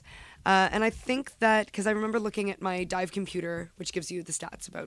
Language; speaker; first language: English; native; English